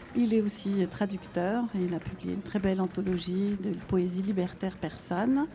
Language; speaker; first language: French; non-native, fluent; Arabic